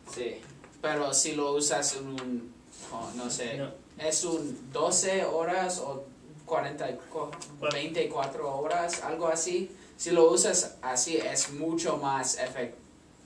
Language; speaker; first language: Spanish; non-native, learner; English